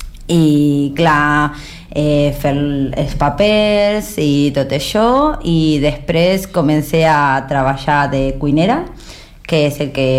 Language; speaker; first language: Catalan; non-native, learner; Spanish